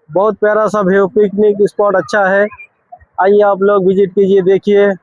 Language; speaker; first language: Hindi; non-native, local second language; Bangla